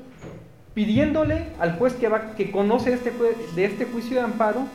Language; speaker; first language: Spanish; native; Spanish